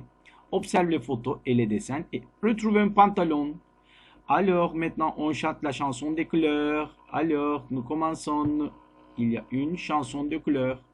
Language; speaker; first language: French; non-native, learner; Turkish